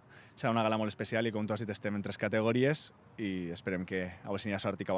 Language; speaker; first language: Catalan; native; Catalan